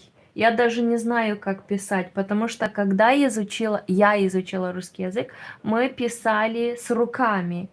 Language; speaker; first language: Russian; non-native, learner; Romanian